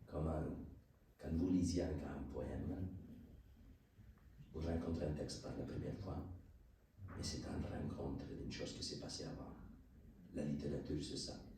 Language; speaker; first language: French; non-native, learner; Spanish